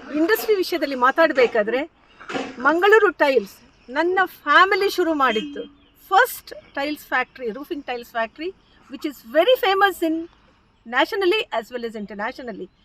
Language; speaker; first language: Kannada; non-native, local second language; Konkani